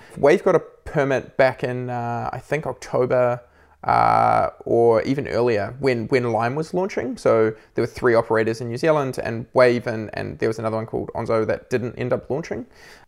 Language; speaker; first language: English; native; English